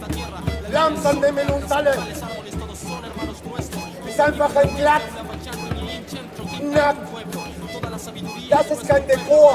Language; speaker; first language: German; non-native, learner; Spanish